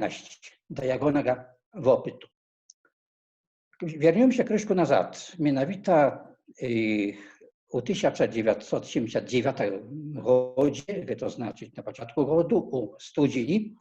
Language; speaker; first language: Polish; non-native, learner; Belarusian